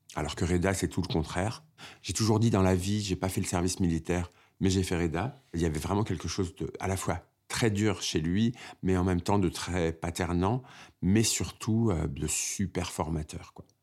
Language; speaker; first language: French; native; French